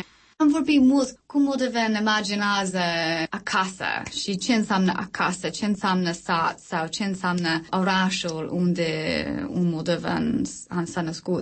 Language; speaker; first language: Romanian; non-native, learner; English